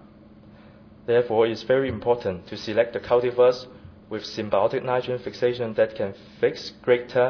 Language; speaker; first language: English; non-native, fluent; Chinese